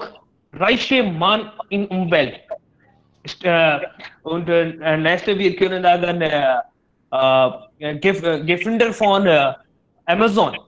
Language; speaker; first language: German; non-native, learner; Hindi